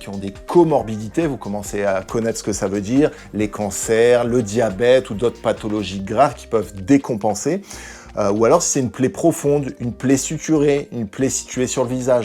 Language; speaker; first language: French; native; French